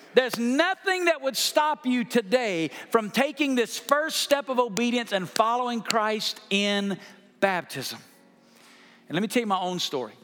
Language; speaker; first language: English; native; English